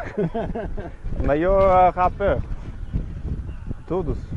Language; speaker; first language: Portuguese; non-native, learner; English